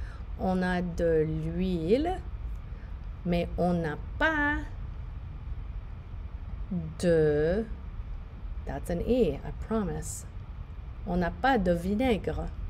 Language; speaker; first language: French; non-native, fluent; English